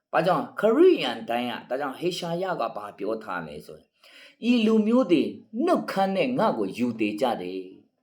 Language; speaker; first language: Burmese; non-native, local second language; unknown